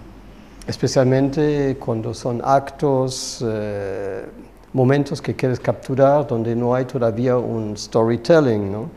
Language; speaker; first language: Spanish; non-native, fluent; German